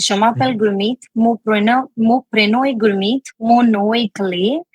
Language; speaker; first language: French; non-native, learner; Hindi